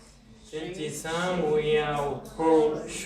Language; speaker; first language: Chinese; non-native, learner; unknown